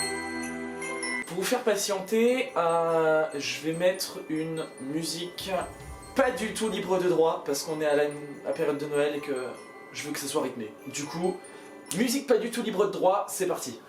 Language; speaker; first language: French; native; French